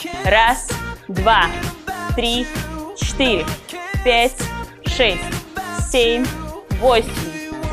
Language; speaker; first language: Russian; native; Russian